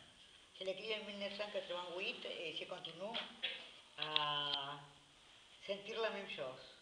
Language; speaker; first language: French; non-native, learner; Spanish